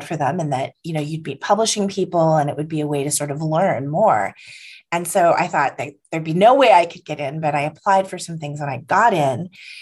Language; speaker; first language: English; native; English